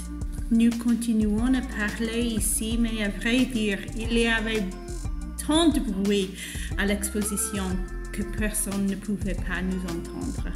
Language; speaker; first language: French; non-native, fluent; English